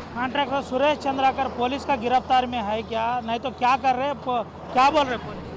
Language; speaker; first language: Hindi; non-native, local second language; Telugu